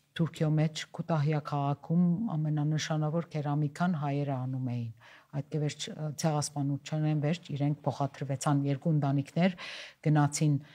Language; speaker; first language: Armenian; early bilingual, heritage; Armenian